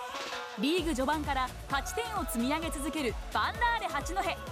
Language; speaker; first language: Japanese; native; Japanese